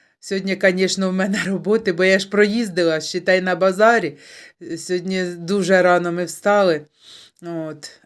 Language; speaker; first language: Ukrainian; native; Ukrainian